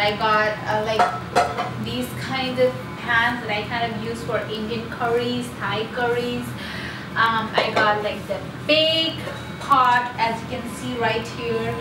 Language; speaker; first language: English; non-native, local second language; Hindi